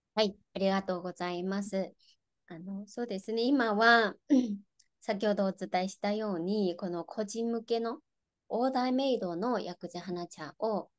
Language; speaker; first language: Japanese; non-native, fluent; Chinese